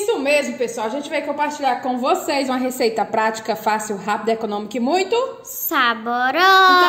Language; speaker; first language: Portuguese; native; Portuguese